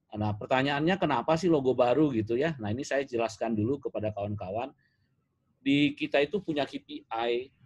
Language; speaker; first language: Indonesian; native; Indonesian